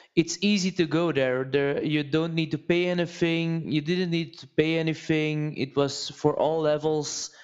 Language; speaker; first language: English; non-native, fluent; Dutch